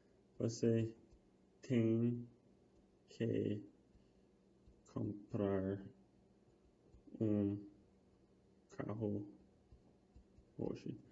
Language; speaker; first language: Portuguese; non-native, fluent; English